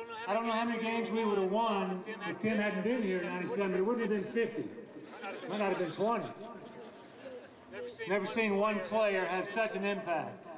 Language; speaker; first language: English; native; English